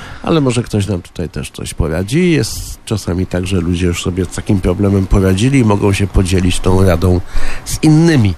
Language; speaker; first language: Polish; native; Polish